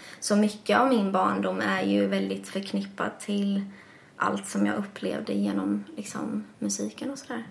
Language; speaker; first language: Swedish; early bilingual, other home language; English